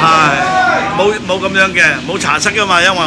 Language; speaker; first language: Cantonese; native; Cantonese